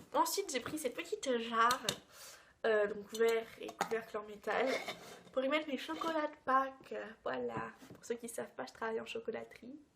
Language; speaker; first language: French; early bilingual, other home language; Portuguese